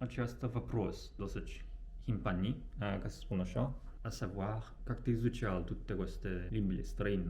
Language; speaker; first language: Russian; non-native, fluent; Japanese